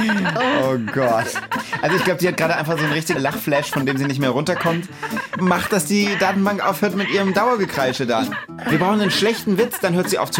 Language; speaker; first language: German; native; German